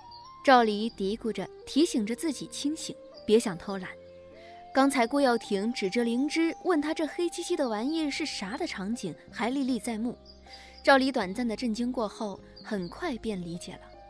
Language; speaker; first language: Chinese; native; Chinese